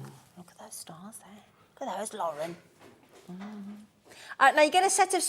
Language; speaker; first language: English; native; English